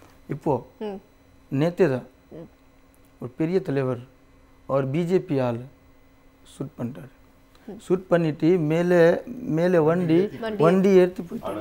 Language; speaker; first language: Tamil; non-native, local second language; Hindi